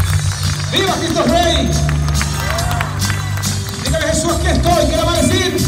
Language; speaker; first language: Spanish; native; Spanish